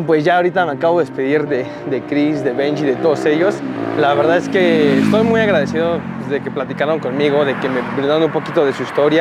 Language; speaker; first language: Spanish; native; Spanish